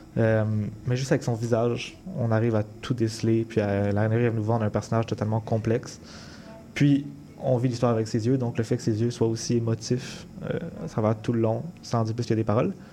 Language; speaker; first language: French; native; French